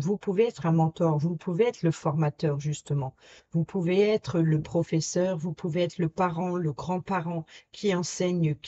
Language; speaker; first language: French; native; French